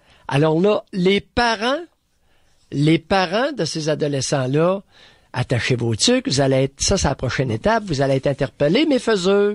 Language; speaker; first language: French; native; French